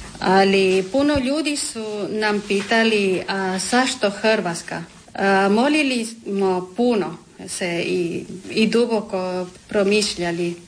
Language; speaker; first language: Croatian; non-native, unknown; Spanish